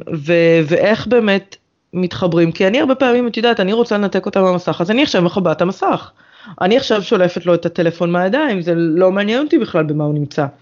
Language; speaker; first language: Hebrew; native; Hebrew